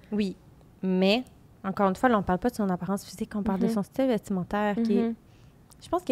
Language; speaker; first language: French; native; French